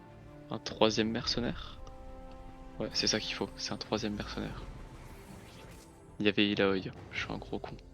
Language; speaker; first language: French; native; French